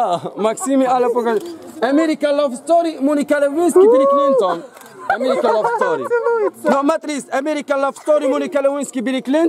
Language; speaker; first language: Russian; non-native, learner; Arabic